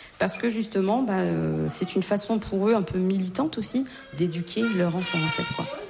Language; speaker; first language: French; native; French